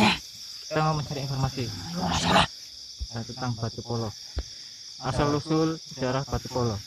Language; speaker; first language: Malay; non-native, local second language; Javanese